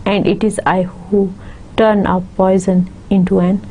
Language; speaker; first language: English; non-native, local second language; Urdu